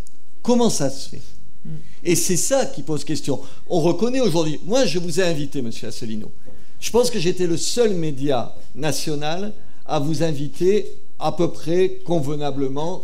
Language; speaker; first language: French; native; French